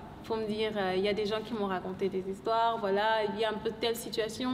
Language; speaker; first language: French; non-native, local second language; Lingala